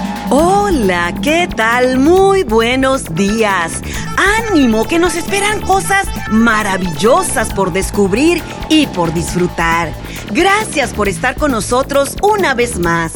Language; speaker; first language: Spanish; native; Spanish